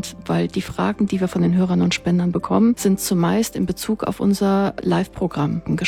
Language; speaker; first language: German; native; German